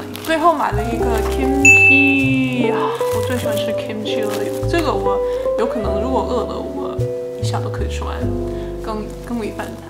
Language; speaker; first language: Chinese; early bilingual, heritage; Chinese